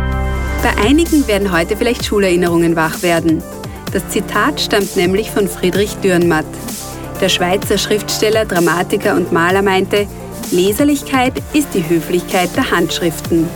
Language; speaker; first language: German; native; German